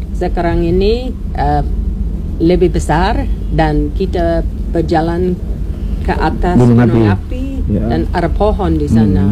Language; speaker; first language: Indonesian; non-native, learner; English